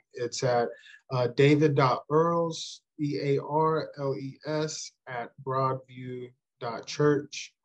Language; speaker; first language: English; early bilingual, other home language; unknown